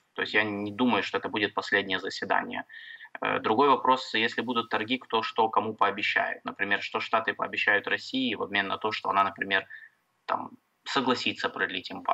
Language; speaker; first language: Russian; native; Russian